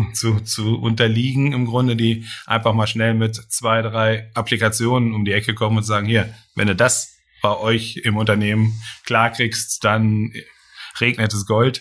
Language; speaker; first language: German; native; German